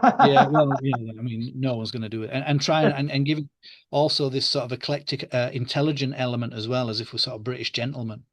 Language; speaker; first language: English; native; English